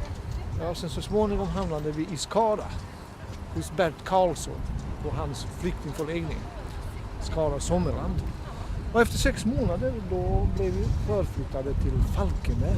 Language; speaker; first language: Swedish; non-native, fluent; Bosnian